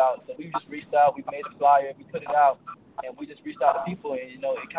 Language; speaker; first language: English; native; English